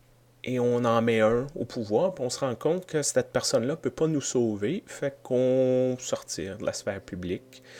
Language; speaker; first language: French; native; French